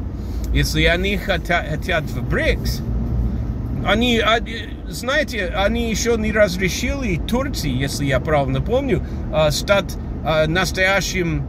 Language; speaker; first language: Russian; non-native, fluent; English